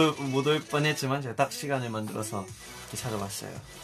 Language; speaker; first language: Korean; early bilingual, heritage; Korean